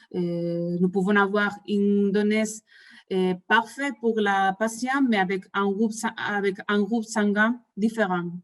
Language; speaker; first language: French; non-native, fluent; Spanish